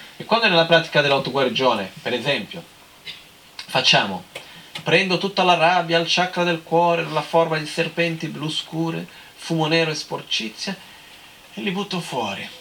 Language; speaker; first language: Italian; non-native, fluent; Portuguese